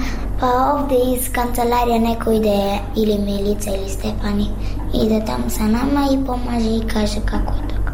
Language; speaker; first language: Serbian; non-native, learner; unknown